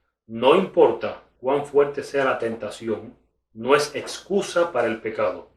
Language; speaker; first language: Spanish; native; Spanish